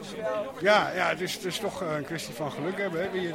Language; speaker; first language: Dutch; native; Dutch